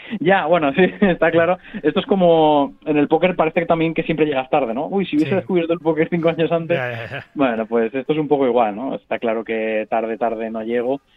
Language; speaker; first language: Spanish; native; Spanish